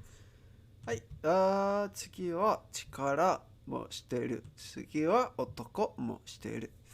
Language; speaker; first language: Japanese; non-native, learner; Spanish